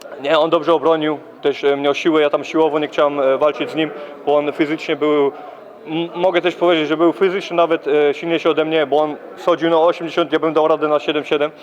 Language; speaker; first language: Polish; early bilingual, heritage; Polish